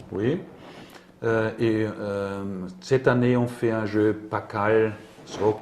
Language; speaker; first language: French; non-native, learner; German